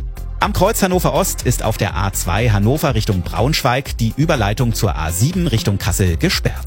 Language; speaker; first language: German; native; German